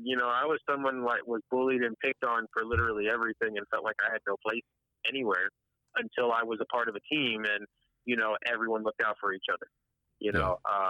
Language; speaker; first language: English; native; English